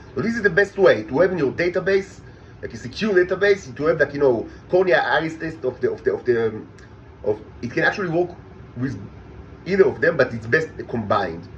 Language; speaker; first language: English; non-native, fluent; Hebrew